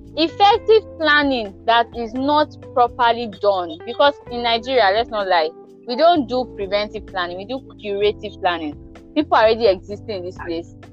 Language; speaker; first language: English; non-native, local second language; Yoruba